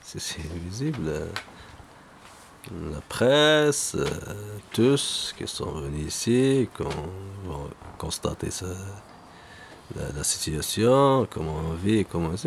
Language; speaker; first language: French; non-native, learner; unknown